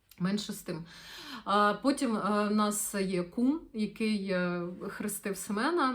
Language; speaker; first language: Ukrainian; non-native, local second language; Russian